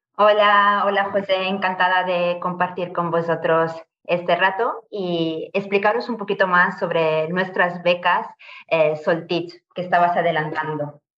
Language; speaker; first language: Spanish; non-native, fluent; Italian